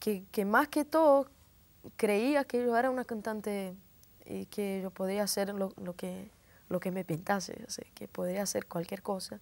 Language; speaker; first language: Spanish; non-native, fluent; Portuguese